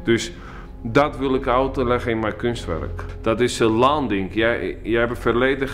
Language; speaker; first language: Dutch; non-native, fluent; Georgian